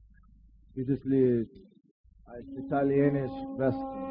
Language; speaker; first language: German; non-native, learner; English